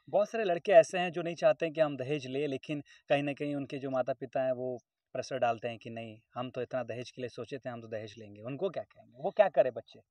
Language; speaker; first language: Hindi; native; Hindi